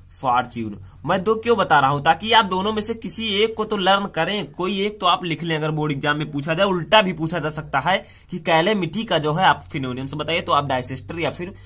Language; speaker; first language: Hindi; native; Hindi